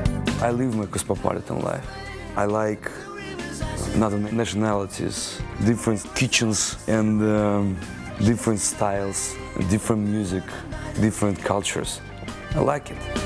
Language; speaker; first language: English; non-native, learner; Russian